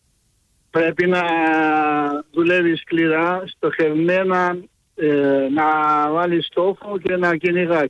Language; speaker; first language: Greek; early bilingual, heritage; Greek